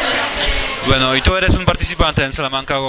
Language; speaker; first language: Spanish; native; Spanish